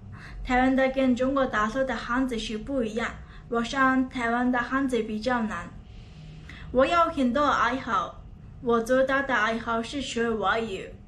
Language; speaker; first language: Chinese; non-native, learner; Mongolian